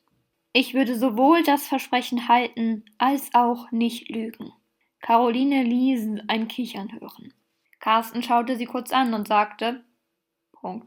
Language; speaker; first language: German; native; German